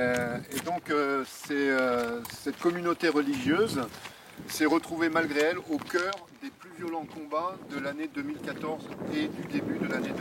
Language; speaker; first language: French; native; French